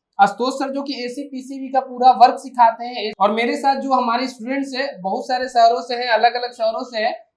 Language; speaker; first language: Hindi; native; Hindi